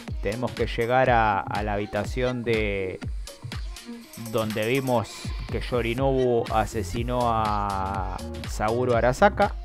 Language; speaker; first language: Spanish; native; Spanish